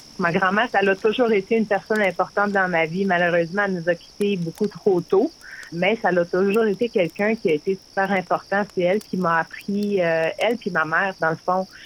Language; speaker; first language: French; native; French